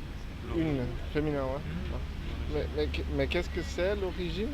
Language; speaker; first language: French; non-native, learner; Portuguese